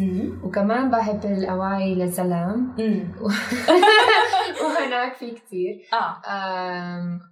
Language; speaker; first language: Arabic; non-native, learner; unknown